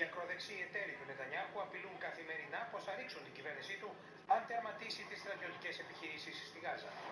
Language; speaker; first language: Greek; native; Greek